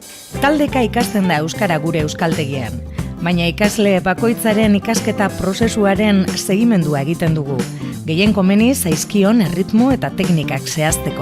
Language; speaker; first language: Basque; native; Basque